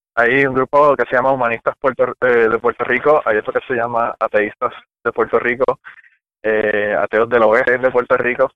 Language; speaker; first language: Spanish; native; Spanish